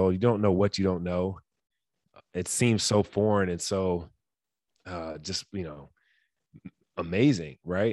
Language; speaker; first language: English; native; English